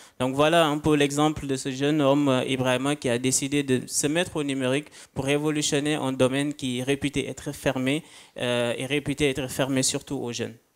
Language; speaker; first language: French; non-native, local second language; Wolof